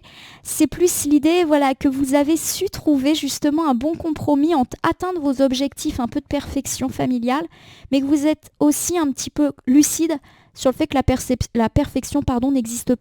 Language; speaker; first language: French; native; French